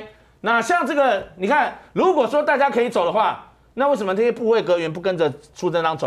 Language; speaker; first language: Chinese; native; Chinese